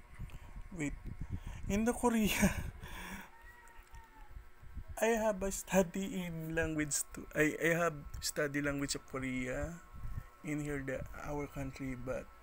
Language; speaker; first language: English; non-native, learner; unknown